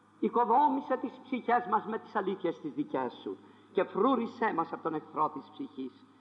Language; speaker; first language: Greek; non-native, fluent; French